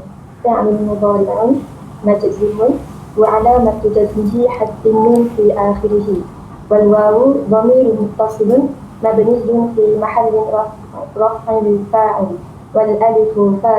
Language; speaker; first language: Arabic; non-native, learner; Malay